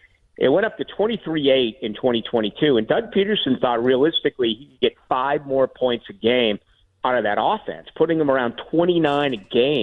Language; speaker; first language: English; native; English